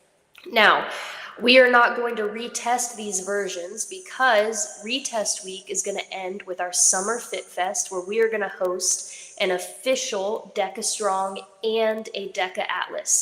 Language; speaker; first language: English; native; English